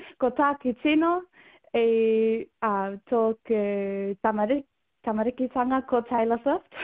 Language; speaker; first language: Māori; non-native, local second language; English